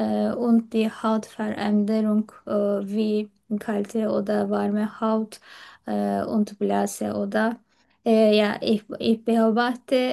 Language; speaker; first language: German; non-native, learner; Turkish